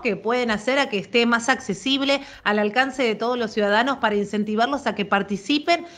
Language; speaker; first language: Spanish; native; Spanish